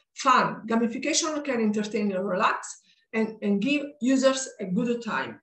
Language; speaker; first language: English; non-native, learner; Italian